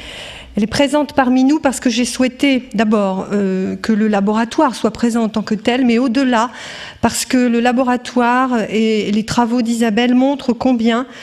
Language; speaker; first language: French; native; French